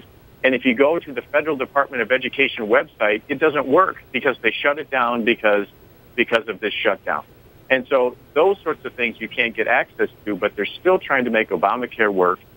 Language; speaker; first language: English; native; English